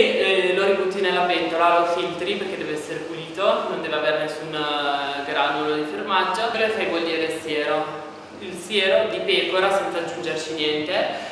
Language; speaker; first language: Italian; native; Italian